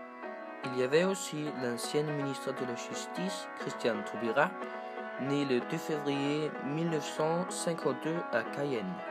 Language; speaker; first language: French; non-native, learner; Danish